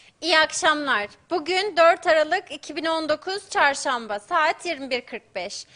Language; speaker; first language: Turkish; native; Turkish